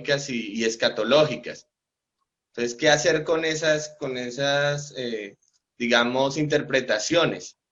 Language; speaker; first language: Spanish; native; Spanish